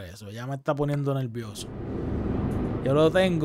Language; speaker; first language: Spanish; native; Spanish